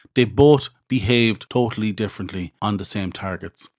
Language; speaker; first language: English; native; English